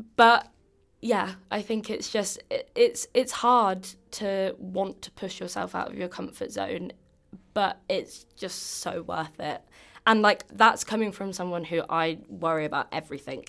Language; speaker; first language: English; native; English